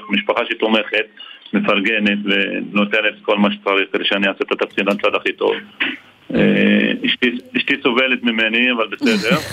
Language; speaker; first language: Hebrew; non-native, local second language; Arabic